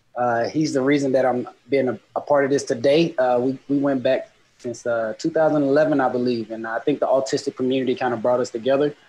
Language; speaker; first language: English; native; English